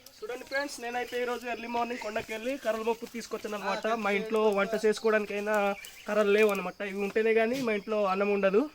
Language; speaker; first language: Telugu; non-native, local second language; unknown